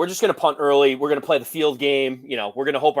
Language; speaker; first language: English; native; English